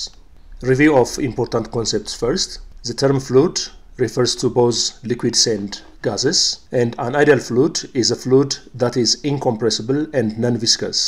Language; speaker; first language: English; non-native, local second language; Amharic